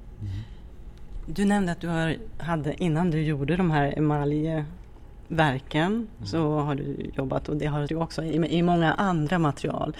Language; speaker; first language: Swedish; native; Swedish